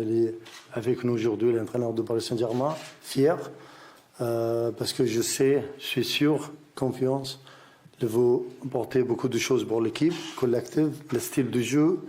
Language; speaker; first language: French; non-native, learner; Arabic